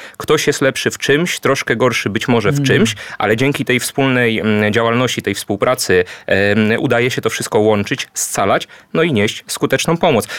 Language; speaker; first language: Polish; native; Polish